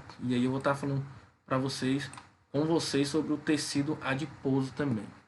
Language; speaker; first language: Portuguese; native; Portuguese